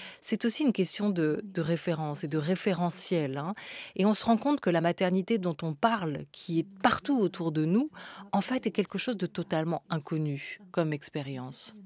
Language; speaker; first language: French; native; French